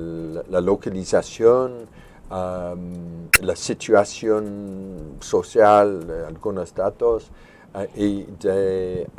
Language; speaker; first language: Spanish; non-native, fluent; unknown